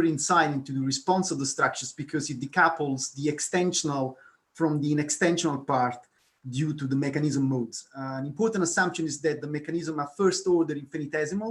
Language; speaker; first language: English; non-native, fluent; Italian